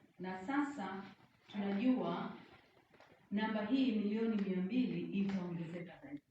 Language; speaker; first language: Swahili; native; Swahili